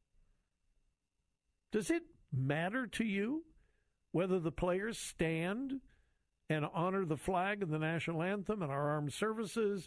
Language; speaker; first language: English; native; English